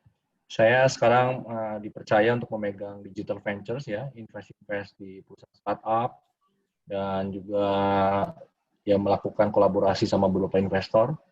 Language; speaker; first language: Indonesian; native; Indonesian